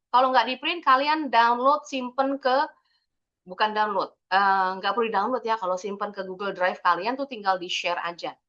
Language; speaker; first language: Indonesian; native; Indonesian